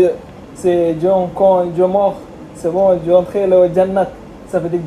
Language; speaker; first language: French; non-native, learner; Bangla